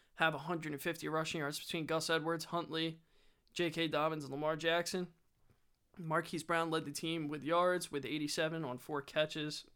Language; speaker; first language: English; native; English